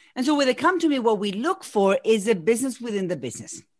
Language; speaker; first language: English; non-native, fluent; Spanish